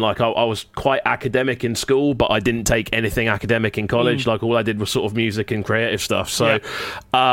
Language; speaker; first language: English; native; English